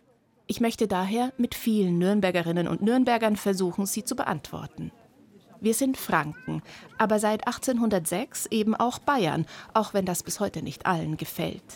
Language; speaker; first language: German; native; German